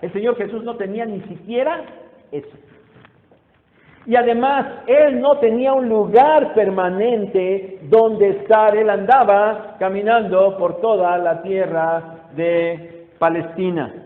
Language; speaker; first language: Spanish; native; Spanish